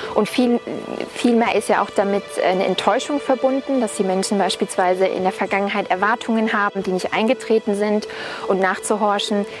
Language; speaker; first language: German; native; German